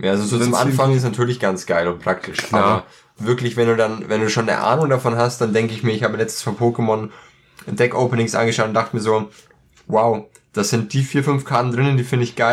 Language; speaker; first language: German; native; German